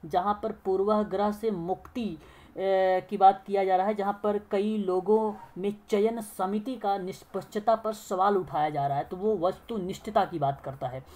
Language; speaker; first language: Hindi; native; Hindi